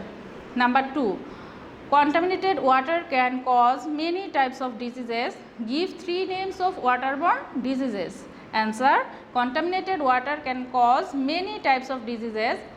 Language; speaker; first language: English; non-native, local second language; Bangla